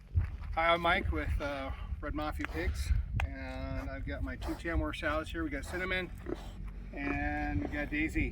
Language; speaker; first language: English; native; English